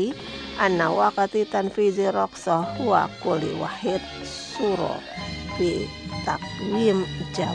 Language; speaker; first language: Arabic; non-native, learner; Indonesian